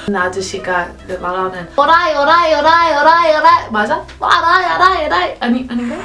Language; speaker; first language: Korean; non-native, fluent; English